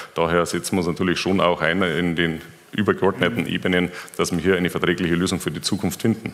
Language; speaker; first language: German; native; German